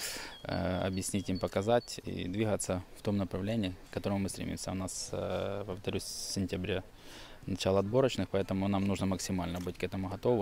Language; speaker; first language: Russian; native; Russian